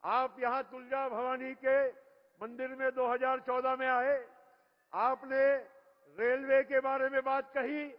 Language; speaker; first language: Hindi; non-native, local second language; Marathi